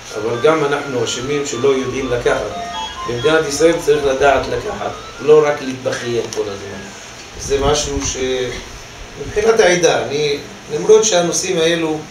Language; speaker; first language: Hebrew; non-native, local second language; Arabic